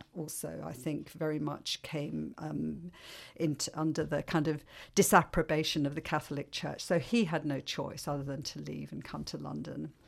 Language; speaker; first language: English; native; English